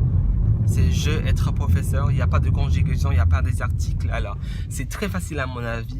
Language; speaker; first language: French; non-native, fluent; English